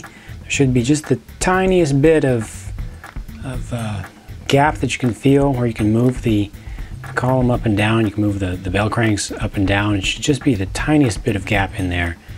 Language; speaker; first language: English; native; English